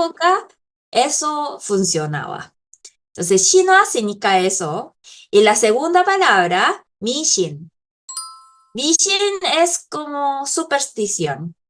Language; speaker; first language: Spanish; non-native, fluent; Korean